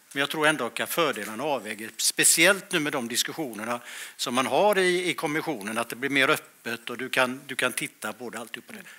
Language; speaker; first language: Swedish; native; Swedish